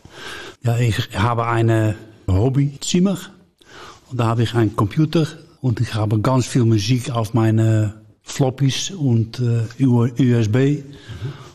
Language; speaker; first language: German; non-native, learner; Dutch